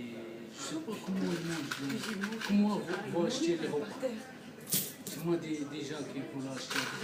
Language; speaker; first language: French; non-native, learner; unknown